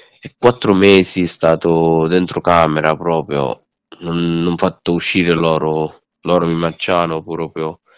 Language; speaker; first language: Italian; non-native, learner; Bangla